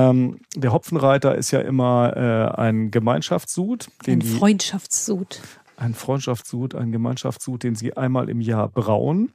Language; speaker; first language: German; native; German